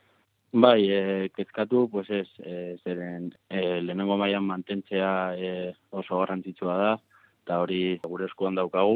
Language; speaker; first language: Basque; non-native, local second language; Spanish